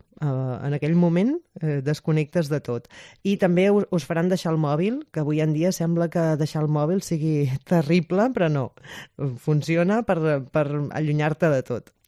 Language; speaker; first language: Catalan; native; Catalan